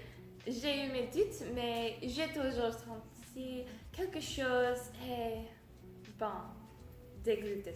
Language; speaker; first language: French; non-native, learner; English